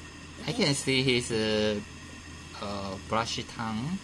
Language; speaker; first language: English; non-native, fluent; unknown